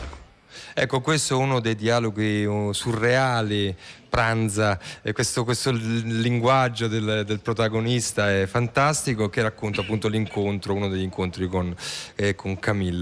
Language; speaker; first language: Italian; native; Italian